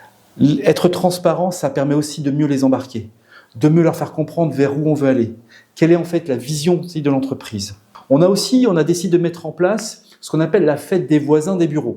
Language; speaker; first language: French; native; French